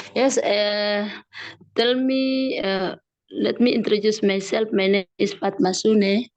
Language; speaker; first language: English; non-native, learner; Indonesian